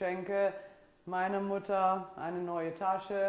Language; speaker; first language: German; non-native, fluent; Italian